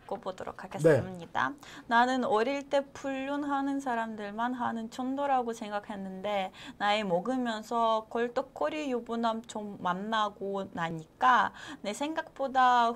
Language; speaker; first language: Korean; non-native, fluent; Russian